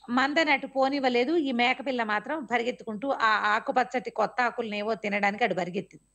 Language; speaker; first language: Telugu; native; Telugu